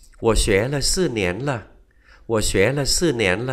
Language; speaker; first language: Chinese; non-native, fluent; Vietnamese